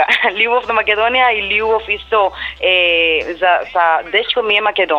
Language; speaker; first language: Macedonian; non-native, learner; Spanish